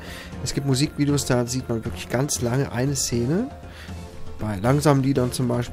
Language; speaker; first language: German; native; German